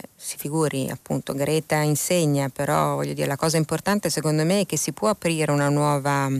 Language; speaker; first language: Italian; native; Italian